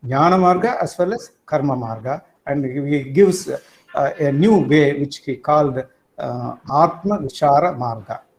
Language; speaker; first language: English; non-native, local second language; Tamil